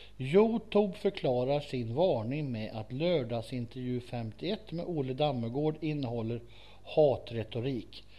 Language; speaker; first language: Swedish; native; Swedish